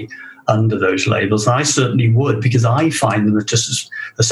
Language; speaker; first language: English; native; English